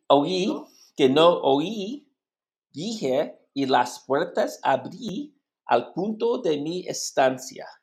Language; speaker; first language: Spanish; non-native, learner; English